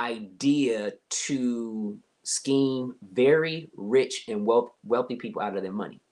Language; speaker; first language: English; native; English